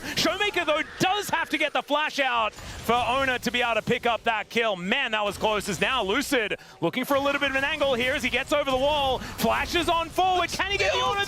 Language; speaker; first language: English; native; English